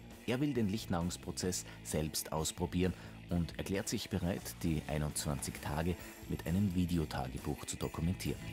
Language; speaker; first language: German; native; German